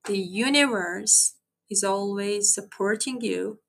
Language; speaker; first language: English; non-native, fluent; Persian